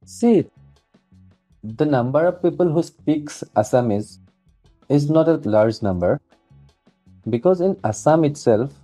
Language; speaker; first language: English; non-native, local second language; Assamese